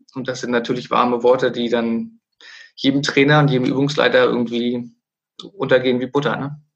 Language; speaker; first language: German; native; German